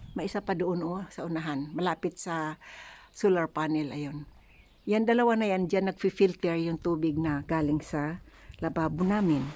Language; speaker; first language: Filipino; native; Filipino